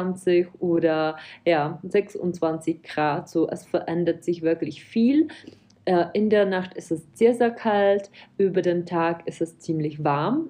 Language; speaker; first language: German; non-native, fluent; Czech